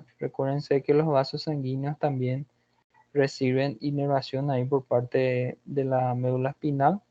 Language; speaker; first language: Spanish; non-native, fluent; Portuguese